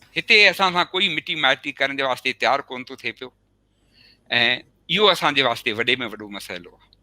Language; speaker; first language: Sindhi; early bilingual, heritage; Sindhi